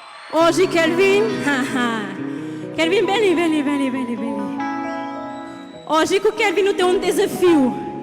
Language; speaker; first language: Portuguese; non-native, local second language; Kabuverdianu